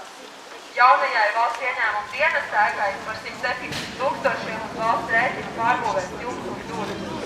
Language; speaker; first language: Latvian; native; Latvian